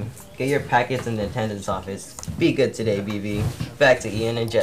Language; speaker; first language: English; native; English